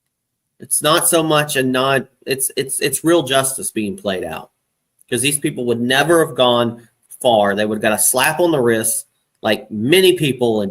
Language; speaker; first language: English; native; English